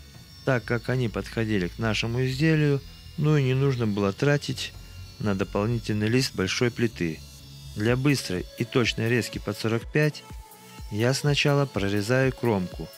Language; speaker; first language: Russian; native; Russian